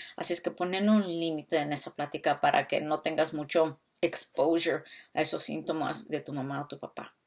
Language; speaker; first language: Spanish; early bilingual, other home language; English